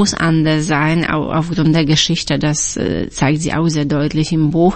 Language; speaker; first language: German; non-native, fluent; Polish